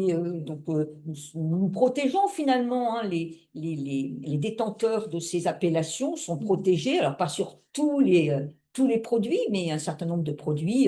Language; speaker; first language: French; native; French